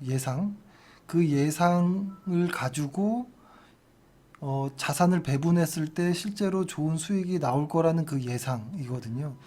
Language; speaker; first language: Korean; native; Korean